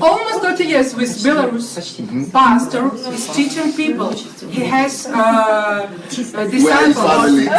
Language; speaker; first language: English; non-native, learner; Russian